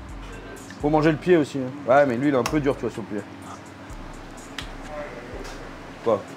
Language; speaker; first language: French; native; French